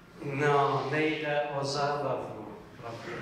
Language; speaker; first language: Czech; non-native, fluent; English